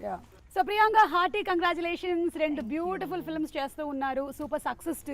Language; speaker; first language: Telugu; native; Telugu